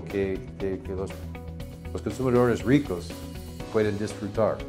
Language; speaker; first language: Spanish; non-native, fluent; English